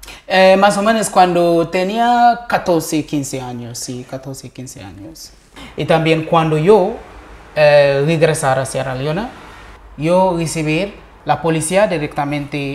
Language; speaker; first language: Spanish; non-native, learner; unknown